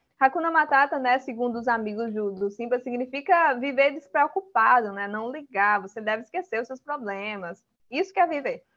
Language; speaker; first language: Portuguese; early bilingual, other home language; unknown